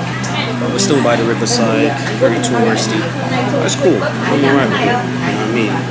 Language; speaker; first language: English; native; English